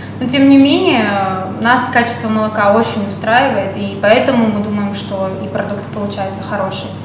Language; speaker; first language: Russian; native; Russian